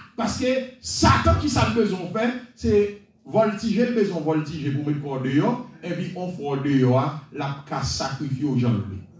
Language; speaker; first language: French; non-native, local second language; Haitian Creole